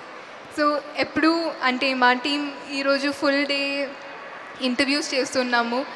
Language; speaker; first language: Telugu; non-native, fluent; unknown